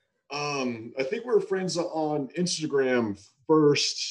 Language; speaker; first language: English; native; English